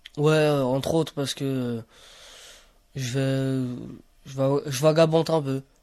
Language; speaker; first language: French; early bilingual, other home language; Romany